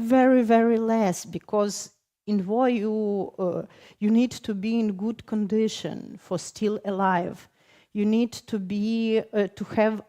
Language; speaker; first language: English; non-native, fluent; Ukrainian